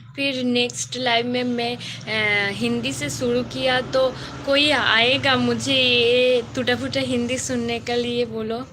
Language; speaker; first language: Hindi; non-native, local second language; Bangla